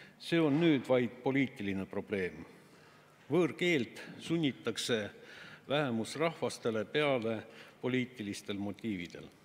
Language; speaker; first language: Estonian; non-native, local second language; Russian